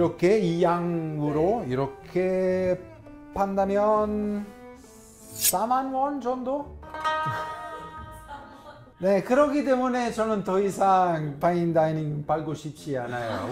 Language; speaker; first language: Korean; non-native, fluent; Italian